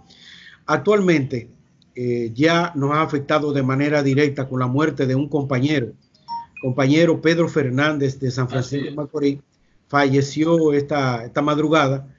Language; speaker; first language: Spanish; native; Spanish